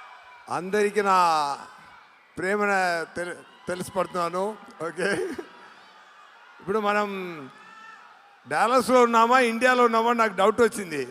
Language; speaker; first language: Telugu; non-native, learner; Tamil